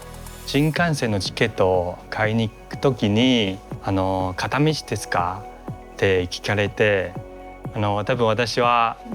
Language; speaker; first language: Japanese; non-native, fluent; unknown